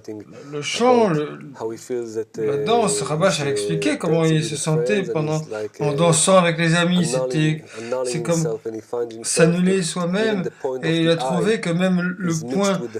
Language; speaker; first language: French; non-native, fluent; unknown